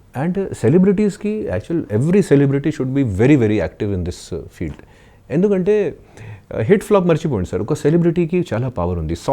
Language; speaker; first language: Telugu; non-native, fluent; Hindi